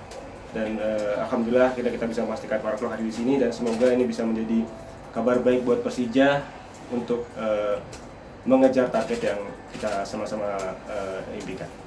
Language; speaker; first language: Indonesian; native; Indonesian